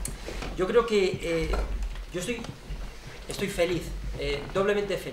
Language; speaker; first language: Spanish; native; Spanish